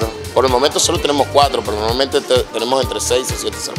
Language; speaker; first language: Spanish; native; Spanish